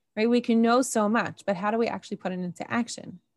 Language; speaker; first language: English; native; English